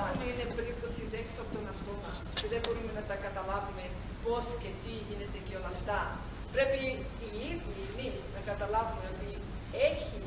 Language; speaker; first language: Greek; early bilingual, heritage; Greek